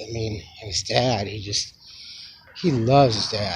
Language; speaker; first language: English; native; English